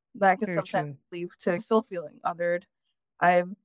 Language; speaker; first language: English; native; English